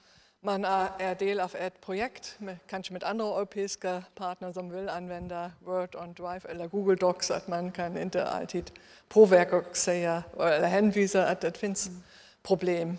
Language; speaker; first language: Swedish; non-native, fluent; German